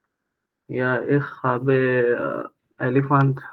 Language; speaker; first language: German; non-native, learner; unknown